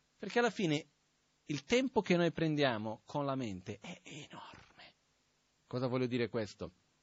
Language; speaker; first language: Italian; non-native, fluent; Portuguese